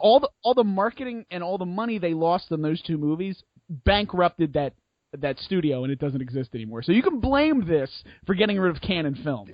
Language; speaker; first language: English; native; English